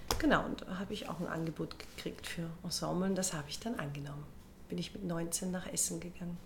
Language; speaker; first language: German; native; German